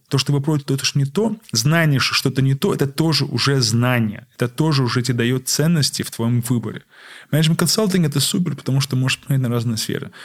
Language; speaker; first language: Russian; early bilingual, heritage; Russian